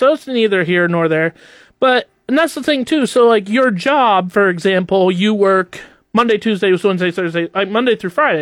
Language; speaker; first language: English; native; English